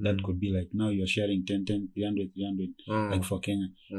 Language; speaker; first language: English; non-native, local second language; Ganda